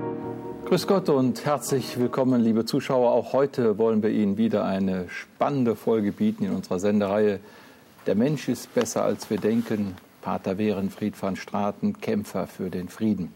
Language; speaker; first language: German; native; German